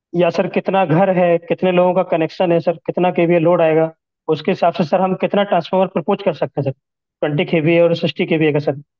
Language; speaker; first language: Hindi; native; Hindi